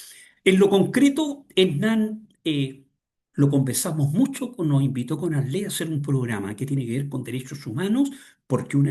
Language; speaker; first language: Spanish; native; Spanish